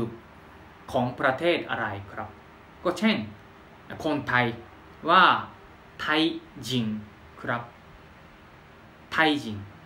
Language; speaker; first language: Thai; non-native, fluent; Japanese